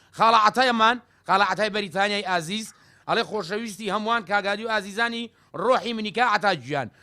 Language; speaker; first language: Central Kurdish; native; Central Kurdish